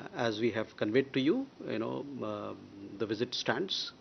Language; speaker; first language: English; non-native, local second language; Hindi